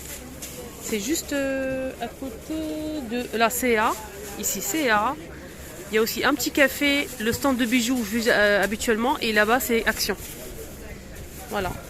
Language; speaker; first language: French; native; French